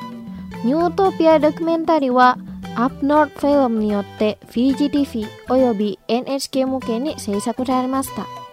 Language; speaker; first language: Japanese; non-native, fluent; Indonesian